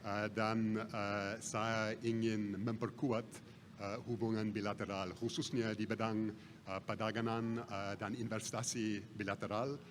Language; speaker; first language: Indonesian; non-native, fluent; English